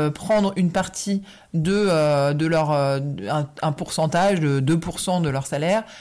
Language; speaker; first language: French; native; French